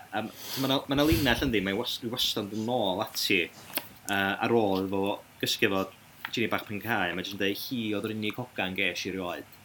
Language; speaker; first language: Welsh; native; Welsh